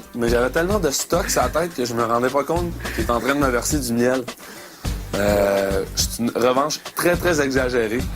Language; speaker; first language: French; native; French